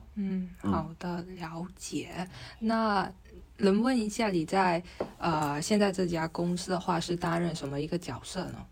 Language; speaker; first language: Chinese; non-native, local second language; Cantonese